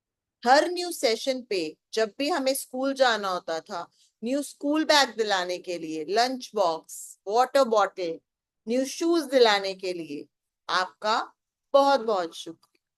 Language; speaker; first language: Hindi; native; Hindi